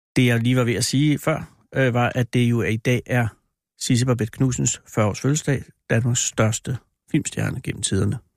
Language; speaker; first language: Danish; native; Danish